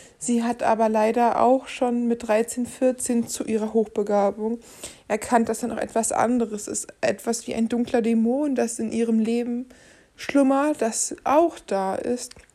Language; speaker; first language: German; native; German